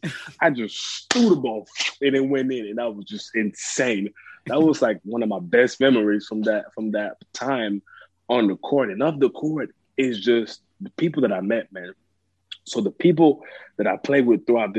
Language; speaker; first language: English; early bilingual, other home language; French